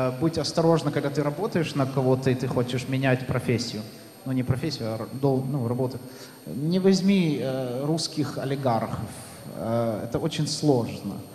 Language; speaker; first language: Russian; non-native, fluent; Dutch